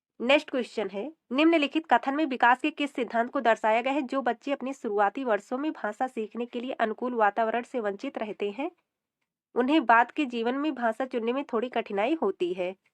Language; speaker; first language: Hindi; native; Hindi